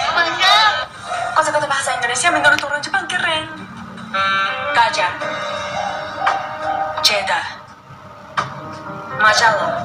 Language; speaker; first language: Indonesian; non-native, learner; Japanese